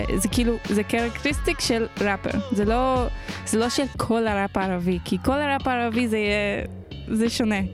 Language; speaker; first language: Hebrew; non-native, local second language; Arabic